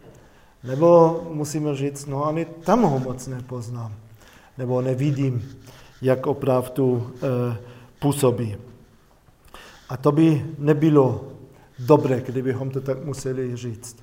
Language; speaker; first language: Czech; non-native, fluent; German